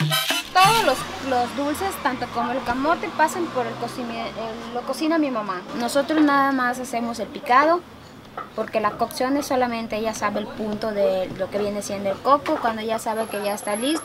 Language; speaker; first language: Spanish; native; Spanish